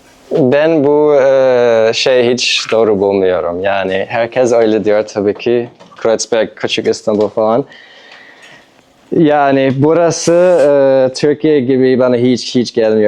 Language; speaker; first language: Turkish; non-native, fluent; English